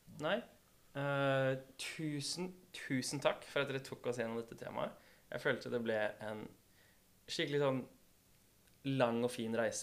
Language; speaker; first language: Norwegian; native; Norwegian